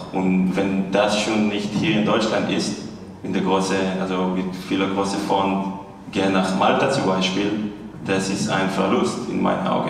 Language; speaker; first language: German; non-native, fluent; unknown